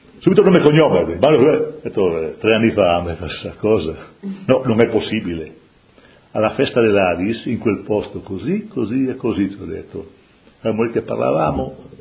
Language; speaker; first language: Italian; non-native, local second language; Friulian